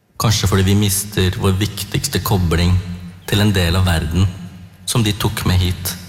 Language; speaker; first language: Norwegian; early bilingual, other home language; Tamil